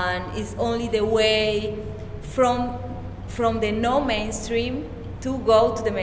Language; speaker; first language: English; non-native, learner; Spanish